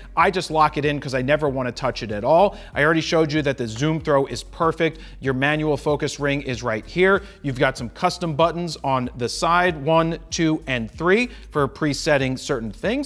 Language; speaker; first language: English; native; English